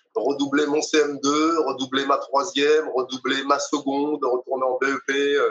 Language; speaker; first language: French; native; French